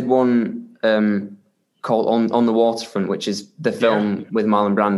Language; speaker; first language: English; native; English